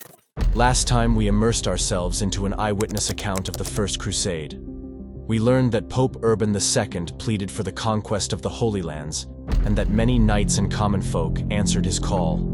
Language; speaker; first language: English; native; English